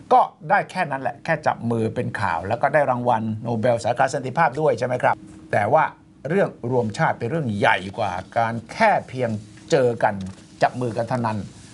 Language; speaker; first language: Thai; native; Thai